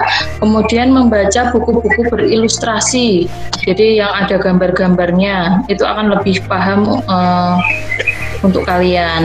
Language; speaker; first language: Indonesian; native; Indonesian